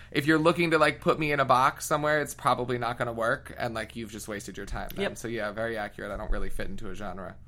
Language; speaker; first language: English; native; English